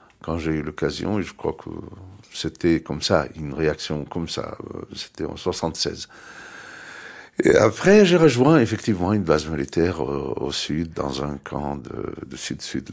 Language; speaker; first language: French; non-native, fluent; Arabic